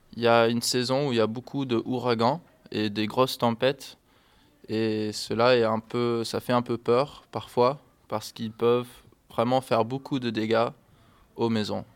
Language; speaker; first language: French; non-native, fluent; English